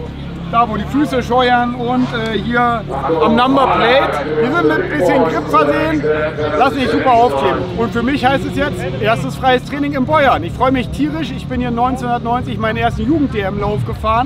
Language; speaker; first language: German; native; German